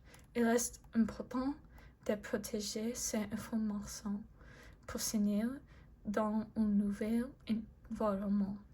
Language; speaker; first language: French; non-native, learner; English